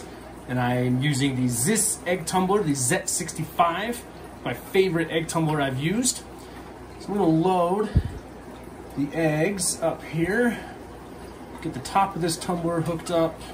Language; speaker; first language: English; native; English